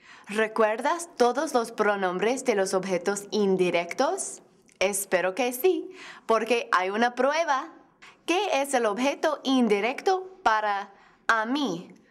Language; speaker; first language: Spanish; non-native, fluent; English